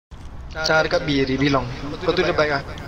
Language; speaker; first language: Malay; native; Malay